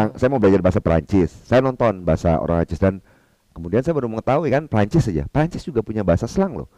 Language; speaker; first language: Indonesian; non-native, local second language; Minangkabau